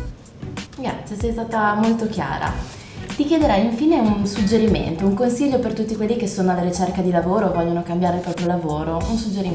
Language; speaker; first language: Italian; native; Italian